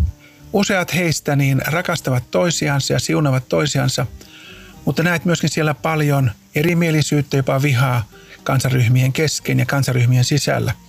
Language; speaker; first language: Finnish; native; Finnish